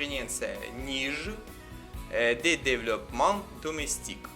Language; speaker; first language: French; non-native, learner; Ukrainian